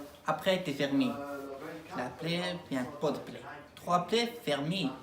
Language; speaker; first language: French; non-native, learner; Arabic